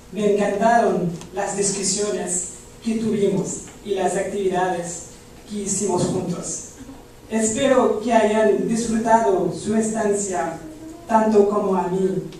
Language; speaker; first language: Spanish; non-native, fluent; French